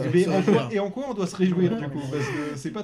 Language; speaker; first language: French; native; French